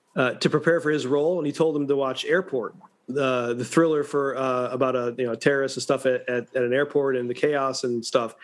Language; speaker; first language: English; native; English